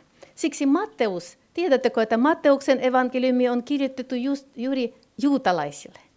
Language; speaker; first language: Finnish; non-native, fluent; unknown